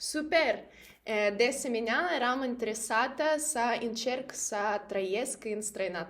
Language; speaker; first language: Romanian; non-native, learner; Russian